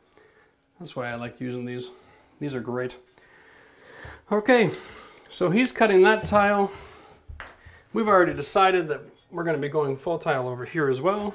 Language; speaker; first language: English; native; English